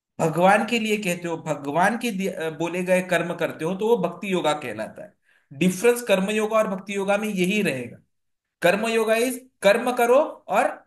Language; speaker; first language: Hindi; non-native, local second language; Marathi